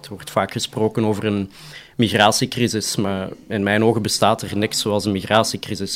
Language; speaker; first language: Dutch; native; Dutch